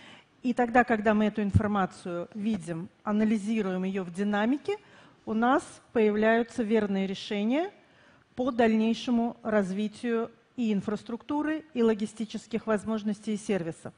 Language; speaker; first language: Russian; native; Russian